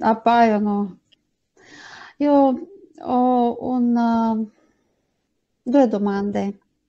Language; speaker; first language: Italian; non-native, fluent; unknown